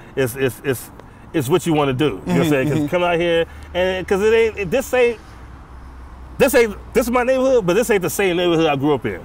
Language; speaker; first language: English; native; English